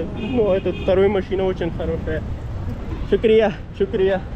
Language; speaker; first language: Russian; non-native, learner; Pashto